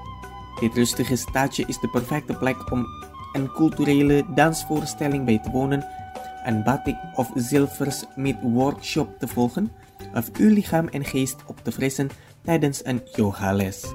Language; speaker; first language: Dutch; non-native, fluent; Indonesian